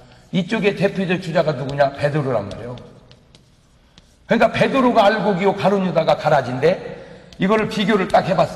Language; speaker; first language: Korean; native; Korean